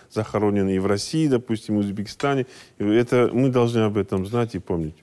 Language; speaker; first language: Russian; non-native, local second language; Kazakh